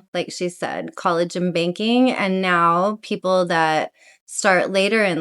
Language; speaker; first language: English; native; English